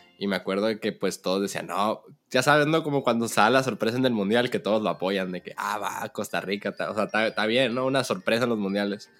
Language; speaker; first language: Spanish; native; Spanish